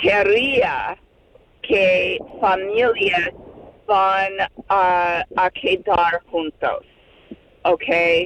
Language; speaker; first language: Spanish; non-native, fluent; English